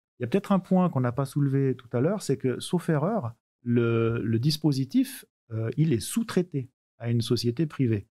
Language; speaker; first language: French; native; French